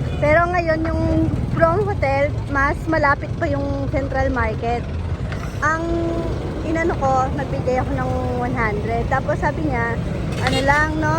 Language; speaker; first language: Filipino; native; Filipino